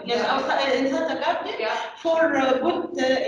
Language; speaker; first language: English; non-native, learner; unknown